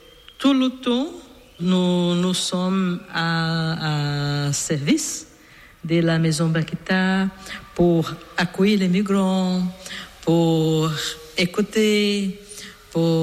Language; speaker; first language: French; non-native, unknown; Portuguese